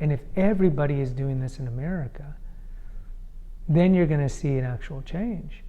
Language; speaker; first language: English; native; English